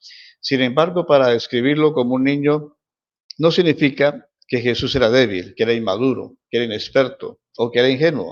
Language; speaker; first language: Spanish; native; Spanish